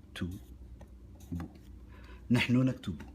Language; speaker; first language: Arabic; non-native, fluent; French